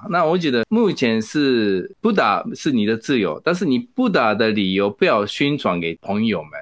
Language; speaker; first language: Chinese; non-native, fluent; Japanese